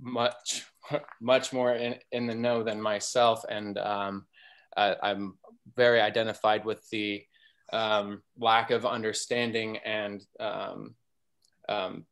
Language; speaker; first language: English; native; English